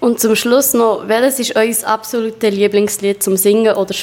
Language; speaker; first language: German; native; German